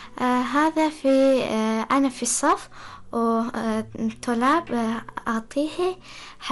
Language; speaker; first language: Arabic; non-native, learner; Persian